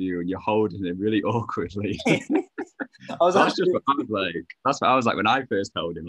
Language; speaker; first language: English; native; English